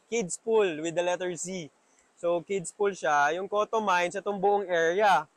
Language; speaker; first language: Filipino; native; Filipino